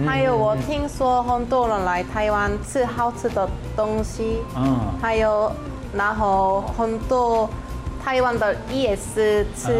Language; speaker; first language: Chinese; non-native, learner; Korean